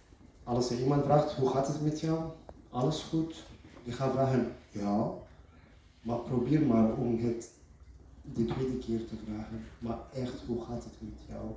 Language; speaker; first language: Dutch; non-native, learner; Kurdish